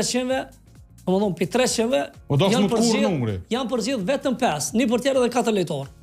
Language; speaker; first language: Albanian; native; Albanian